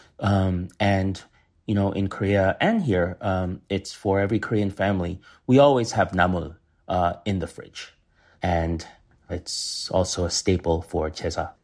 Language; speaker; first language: English; early bilingual, other home language; Korean